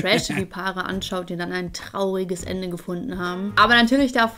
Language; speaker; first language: German; native; German